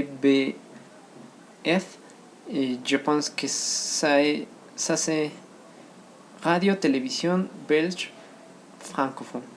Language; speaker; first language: French; non-native, learner; Spanish